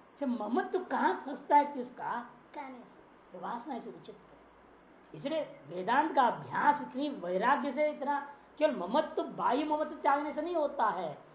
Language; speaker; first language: Hindi; non-native, local second language; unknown